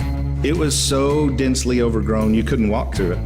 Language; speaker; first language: English; native; English